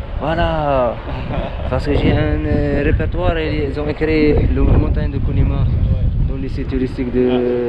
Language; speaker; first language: French; non-native, learner; Arabic